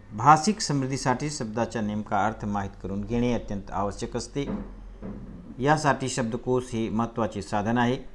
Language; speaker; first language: Marathi; non-native, local second language; Hindi